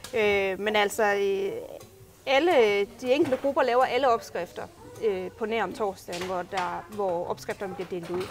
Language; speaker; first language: Danish; native; Danish